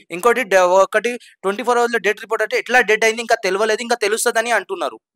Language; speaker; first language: Telugu; non-native, local second language; Urdu